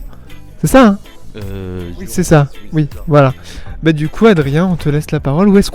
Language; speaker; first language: French; native; French